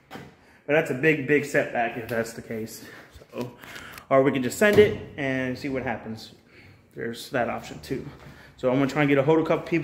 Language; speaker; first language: English; native; English